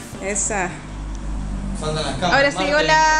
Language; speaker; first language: Spanish; native; Spanish